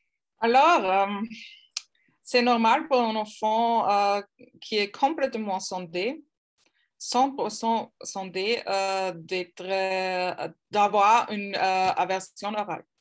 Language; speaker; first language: French; non-native, fluent; German